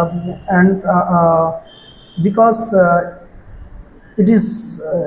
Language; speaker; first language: English; non-native, learner; Bangla